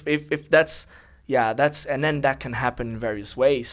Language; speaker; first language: English; non-native, fluent; Portuguese